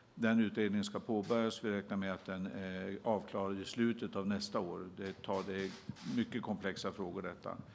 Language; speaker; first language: Swedish; native; Swedish